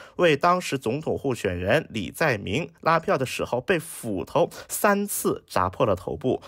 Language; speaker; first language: Chinese; native; Chinese